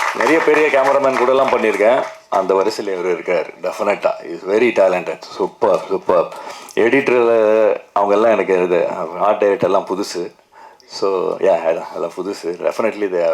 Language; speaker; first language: Tamil; non-native, local second language; Kannada